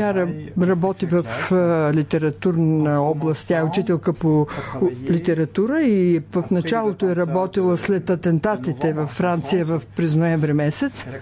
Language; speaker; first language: Bulgarian; native; Bulgarian